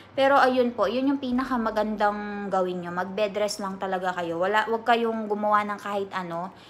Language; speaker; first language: Filipino; native; Filipino